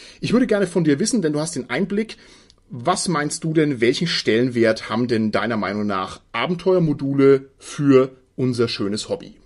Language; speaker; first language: German; native; German